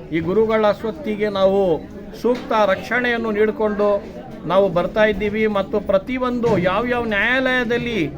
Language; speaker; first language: Kannada; non-native, local second language; Urdu